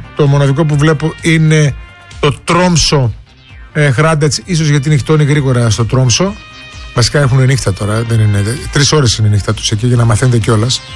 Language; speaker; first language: Greek; native; Greek